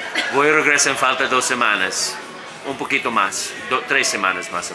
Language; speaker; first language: Spanish; non-native, learner; English